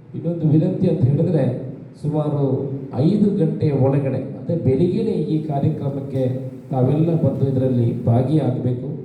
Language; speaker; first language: Kannada; non-native, local second language; Tulu